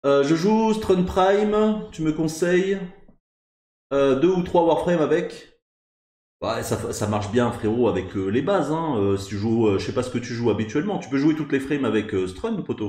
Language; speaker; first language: French; native; French